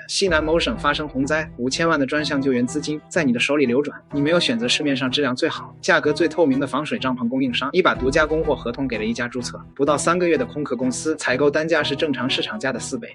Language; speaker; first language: Chinese; native; Chinese